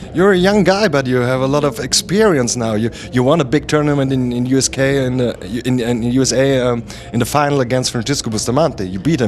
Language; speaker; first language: English; non-native, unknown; German